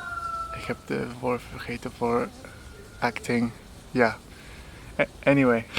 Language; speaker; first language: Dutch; non-native, learner; English